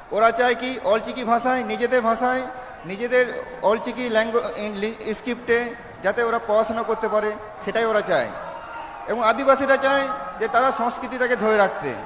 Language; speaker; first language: Bangla; non-native, local second language; Santali